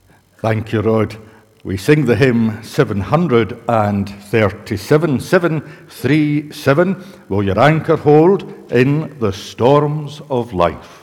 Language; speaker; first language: English; native; English